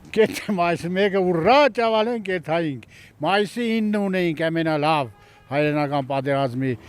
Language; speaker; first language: Armenian; native; Armenian